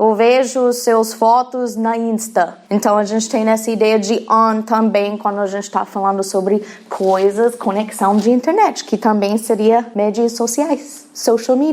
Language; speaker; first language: Portuguese; non-native, fluent; English